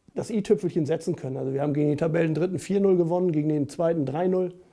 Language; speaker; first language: German; native; German